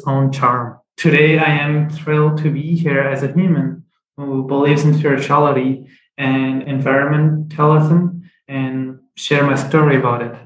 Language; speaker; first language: English; non-native, fluent; Punjabi